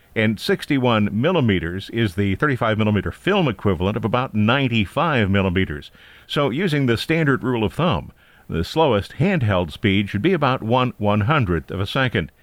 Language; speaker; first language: English; native; English